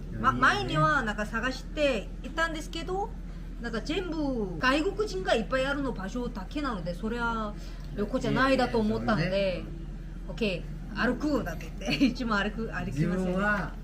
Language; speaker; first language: Japanese; non-native, learner; Korean